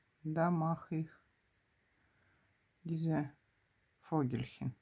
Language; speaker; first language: German; non-native, fluent; Russian